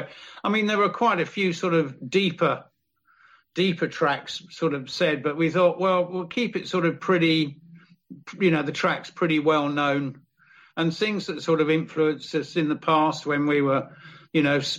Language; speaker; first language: English; native; English